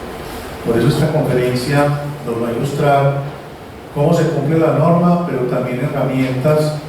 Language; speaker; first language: Spanish; native; Spanish